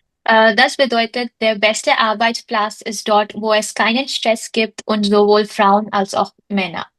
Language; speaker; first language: German; non-native, learner; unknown